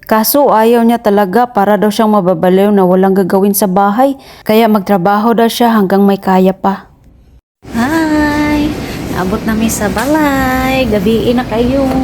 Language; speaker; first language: Filipino; non-native, local second language; Cebuano